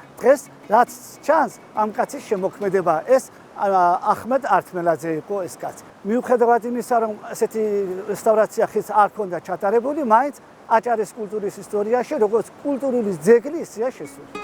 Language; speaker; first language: Georgian; native; Georgian